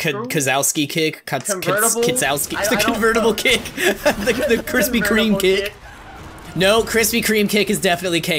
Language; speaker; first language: English; native; English